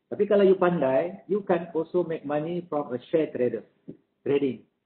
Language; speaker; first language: English; non-native, local second language; Malay